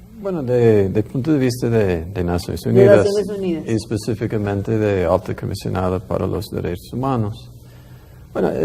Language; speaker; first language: Spanish; non-native, fluent; English